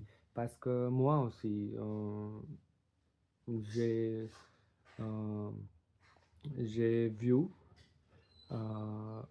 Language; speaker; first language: French; non-native, learner; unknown